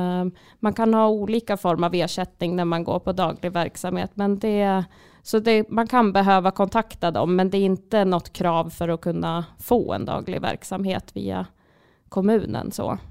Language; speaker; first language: Swedish; native; Swedish